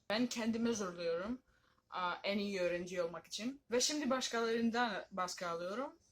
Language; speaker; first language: Turkish; non-native, learner; Greek